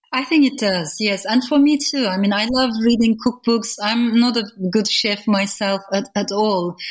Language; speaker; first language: English; non-native, fluent; Turkish